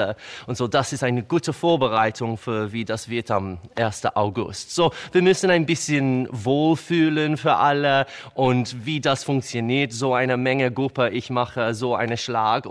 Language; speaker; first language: German; non-native, learner; English